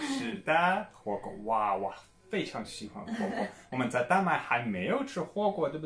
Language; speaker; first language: Chinese; non-native, fluent; Danish